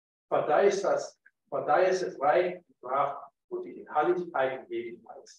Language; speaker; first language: German; non-native, fluent; English